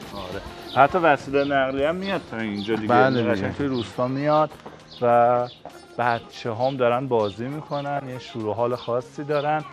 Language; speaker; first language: Persian; native; Persian